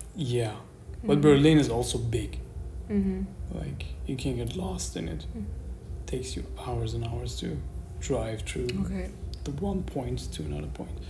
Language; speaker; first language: English; non-native, fluent; Persian